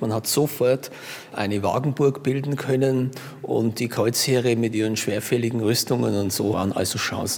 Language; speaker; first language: German; native; German